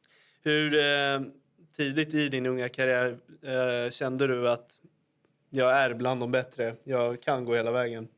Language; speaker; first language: Swedish; native; Swedish